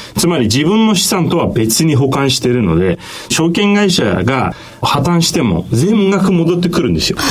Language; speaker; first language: Japanese; non-native, fluent; Turkish